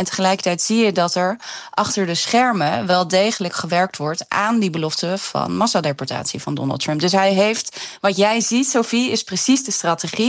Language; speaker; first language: Dutch; native; Dutch